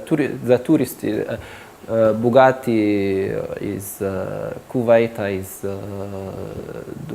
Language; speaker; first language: Slovenian; non-native, fluent; Arabic